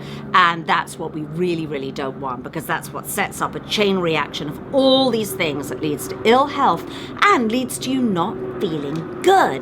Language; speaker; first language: English; native; English